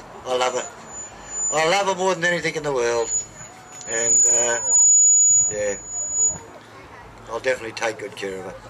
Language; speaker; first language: English; native; English